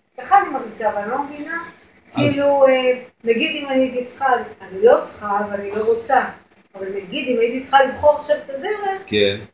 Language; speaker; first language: Hebrew; native; Hebrew